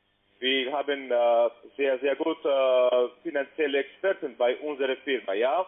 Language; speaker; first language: German; non-native, learner; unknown